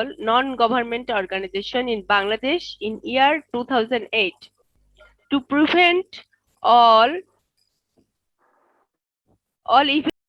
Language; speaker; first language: English; non-native, local second language; Bangla